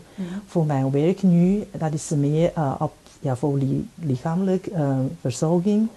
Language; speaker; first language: Dutch; non-native, fluent; Chinese